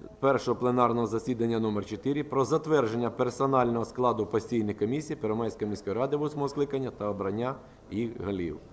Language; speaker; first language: Ukrainian; native; Ukrainian